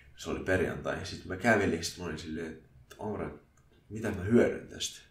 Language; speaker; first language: Finnish; early bilingual, other home language; Arabic